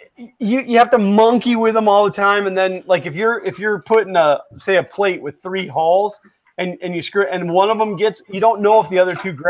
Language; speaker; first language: English; native; English